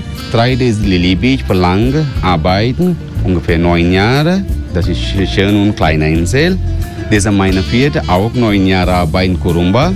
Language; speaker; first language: German; non-native, learner; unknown